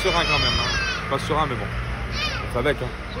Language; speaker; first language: French; native; French